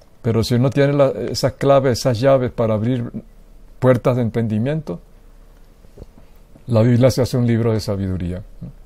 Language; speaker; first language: Spanish; native; Spanish